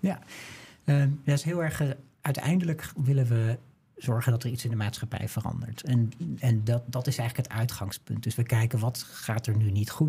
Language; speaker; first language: Dutch; native; Dutch